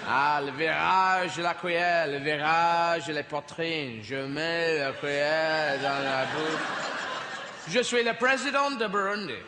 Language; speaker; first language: French; non-native, learner; English